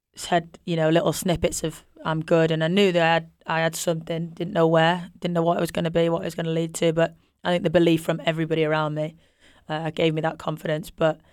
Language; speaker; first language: English; native; English